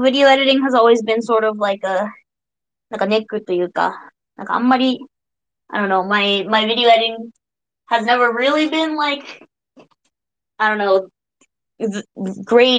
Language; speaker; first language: English; native; English